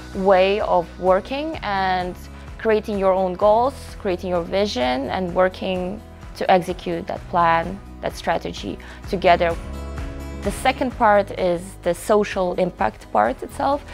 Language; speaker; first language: English; non-native, fluent; Russian